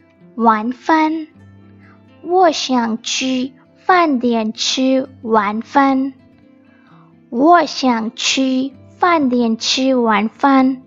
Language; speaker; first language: Chinese; non-native, fluent; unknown